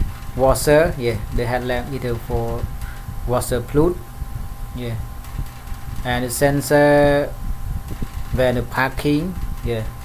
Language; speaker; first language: English; non-native, learner; Khmer